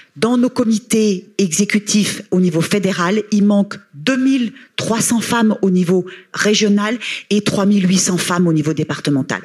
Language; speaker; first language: French; native; French